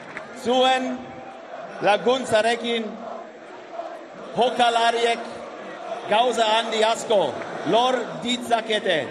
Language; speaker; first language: Basque; non-native, learner; English